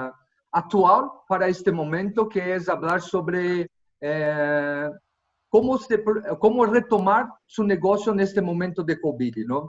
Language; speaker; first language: Spanish; non-native, fluent; Portuguese